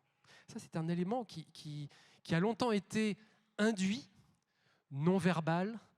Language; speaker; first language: French; native; French